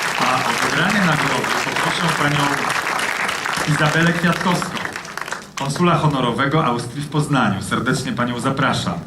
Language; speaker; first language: Polish; native; Polish